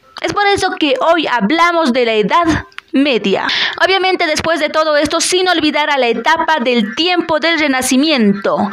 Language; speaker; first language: Spanish; native; Spanish